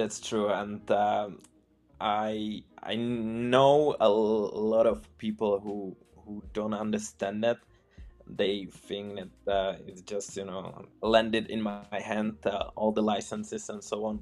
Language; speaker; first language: English; non-native, fluent; Czech